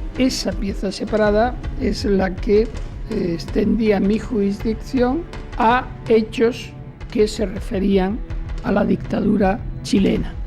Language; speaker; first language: Spanish; native; Spanish